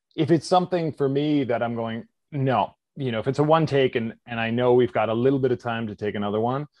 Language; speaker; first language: English; native; English